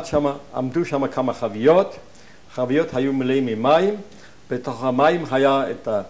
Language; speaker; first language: Hebrew; non-native, fluent; German